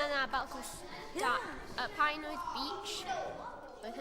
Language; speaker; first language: Welsh; non-native, local second language; English